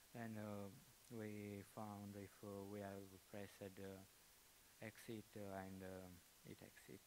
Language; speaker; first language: English; non-native, fluent; Italian